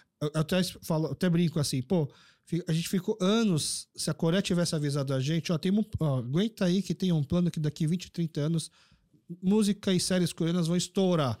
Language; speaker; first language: Portuguese; early bilingual, other home language; Korean